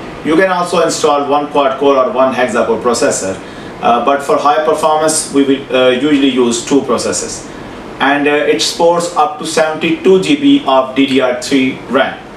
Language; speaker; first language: English; non-native, local second language; Urdu